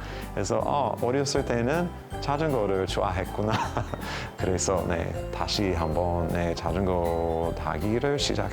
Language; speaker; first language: Korean; non-native, fluent; English